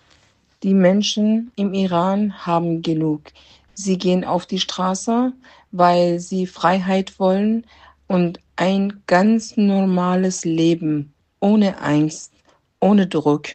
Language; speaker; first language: German; non-native, fluent; Persian